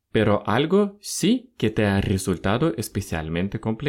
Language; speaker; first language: Spanish; non-native, fluent; Russian